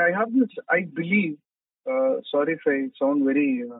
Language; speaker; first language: English; non-native, local second language; Tamil